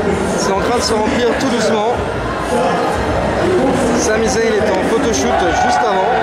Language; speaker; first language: French; native; French